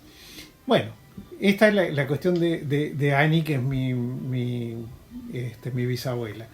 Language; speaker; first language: Spanish; native; Spanish